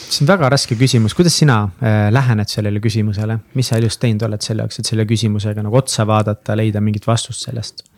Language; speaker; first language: Estonian; native; Estonian